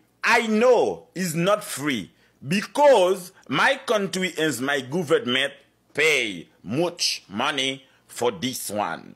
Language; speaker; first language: English; non-native, learner; Haitian Creole